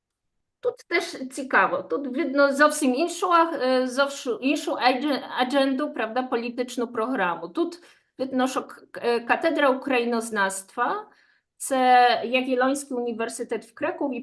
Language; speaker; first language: Ukrainian; non-native, fluent; Polish